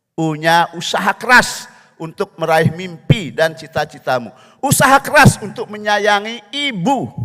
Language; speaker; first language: Indonesian; non-native, local second language; Balinese